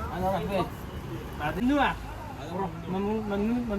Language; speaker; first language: Arabic; non-native, learner; Chinese